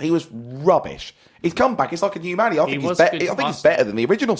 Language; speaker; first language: English; native; English